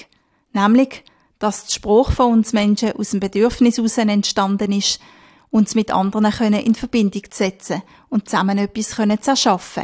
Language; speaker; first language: German; native; German